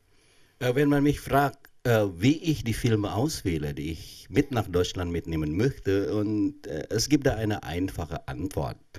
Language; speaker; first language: German; non-native, fluent; Indonesian